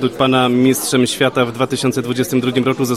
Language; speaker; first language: Polish; native; Polish